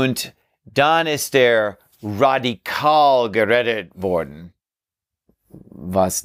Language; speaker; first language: German; non-native, learner; English